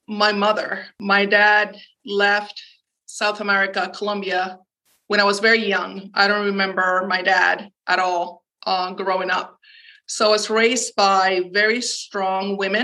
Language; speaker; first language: English; early bilingual, other home language; Spanish